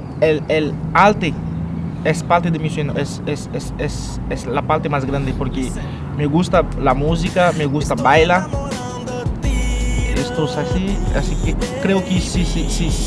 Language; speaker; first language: Spanish; non-native, learner; Haitian Creole